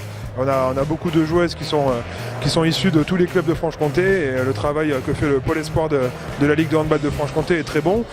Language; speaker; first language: French; native; French